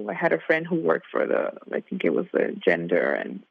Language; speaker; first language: English; native; English